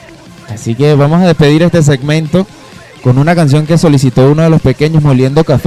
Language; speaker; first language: Spanish; native; Spanish